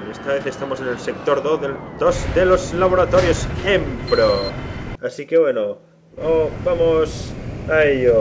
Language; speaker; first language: Spanish; native; Spanish